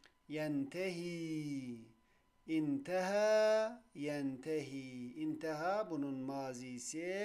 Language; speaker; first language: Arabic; non-native, fluent; Turkish